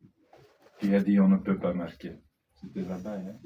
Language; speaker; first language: French; non-native, fluent; Dutch